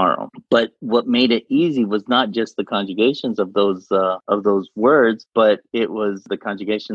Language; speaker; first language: English; non-native, fluent; Arabic